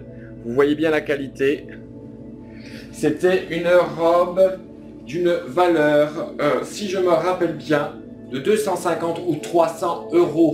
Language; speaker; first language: French; native; French